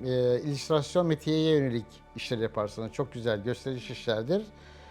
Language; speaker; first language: Turkish; native; Turkish